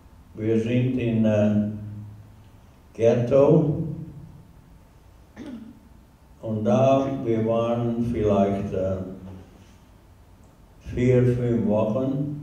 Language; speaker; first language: German; non-native, learner; Hungarian